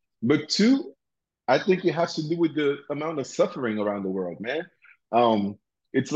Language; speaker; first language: English; non-native, local second language; French